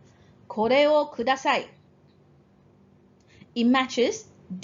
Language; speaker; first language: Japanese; non-native, fluent; English